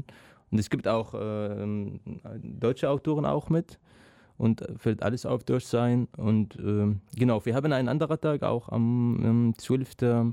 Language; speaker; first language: German; non-native, learner; Arabic